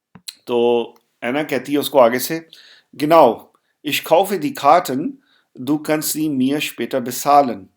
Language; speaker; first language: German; non-native, fluent; Urdu